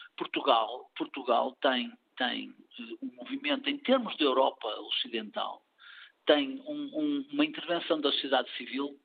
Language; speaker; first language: Portuguese; native; Portuguese